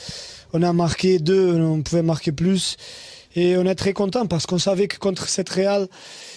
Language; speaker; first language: French; non-native, fluent; Portuguese